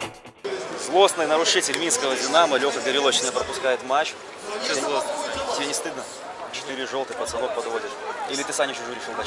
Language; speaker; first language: Russian; native; Russian